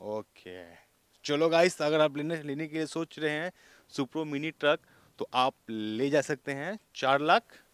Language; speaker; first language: Hindi; native; Hindi